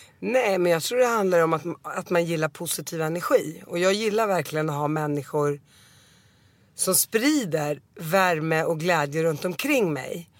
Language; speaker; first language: Swedish; early bilingual, other home language; Arabic